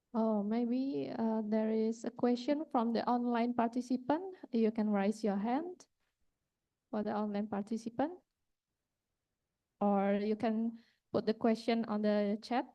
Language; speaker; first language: English; non-native, fluent; Indonesian